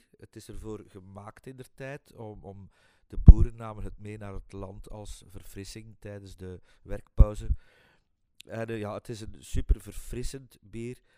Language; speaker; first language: Dutch; native; Dutch